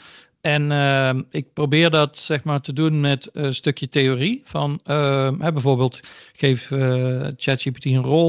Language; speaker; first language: Dutch; native; Dutch